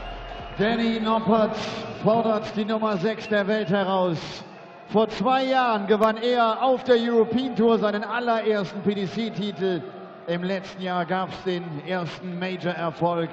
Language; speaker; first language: German; native; German